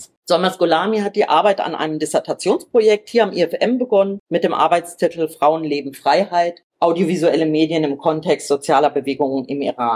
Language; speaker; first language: German; native; German